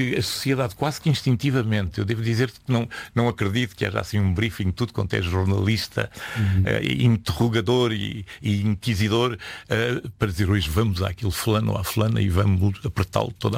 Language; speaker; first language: Portuguese; native; Portuguese